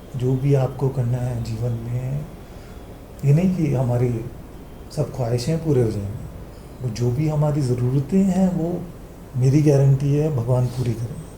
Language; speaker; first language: Hindi; early bilingual, heritage; Hindi